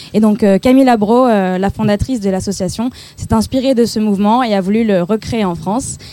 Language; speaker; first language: French; native; French